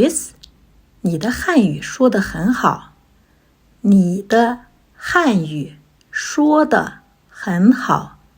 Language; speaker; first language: Chinese; non-native, fluent; Kazakh